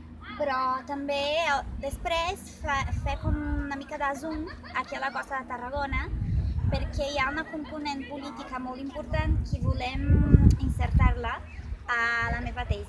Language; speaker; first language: Catalan; non-native, fluent; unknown